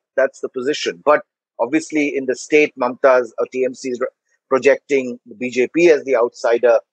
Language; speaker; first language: English; non-native, local second language; Bangla